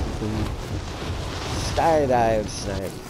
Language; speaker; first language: English; native; English